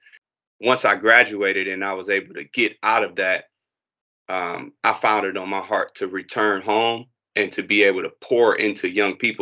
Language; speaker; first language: English; native; English